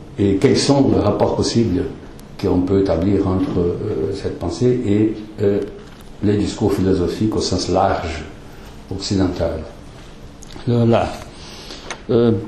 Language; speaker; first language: French; non-native, fluent; Portuguese